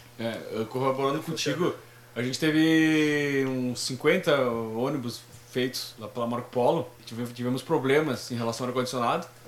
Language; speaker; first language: Portuguese; native; Portuguese